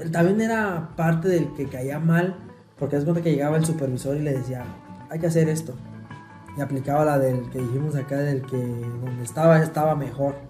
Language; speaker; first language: Spanish; native; Spanish